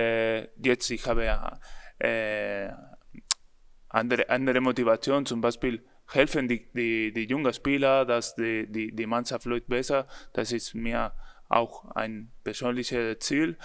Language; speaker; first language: German; non-native, learner; Spanish